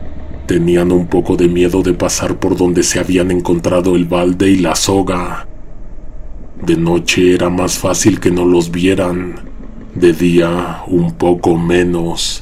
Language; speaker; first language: Spanish; native; Spanish